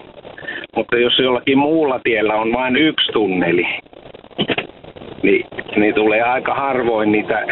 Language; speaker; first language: Finnish; native; Finnish